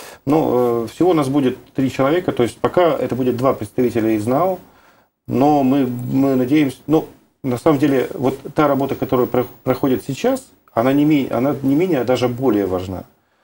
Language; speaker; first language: Russian; native; Russian